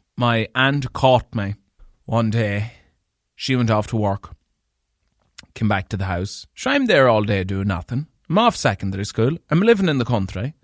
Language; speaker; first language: English; native; English